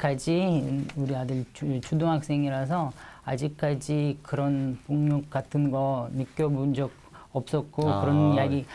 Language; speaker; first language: Korean; non-native, learner; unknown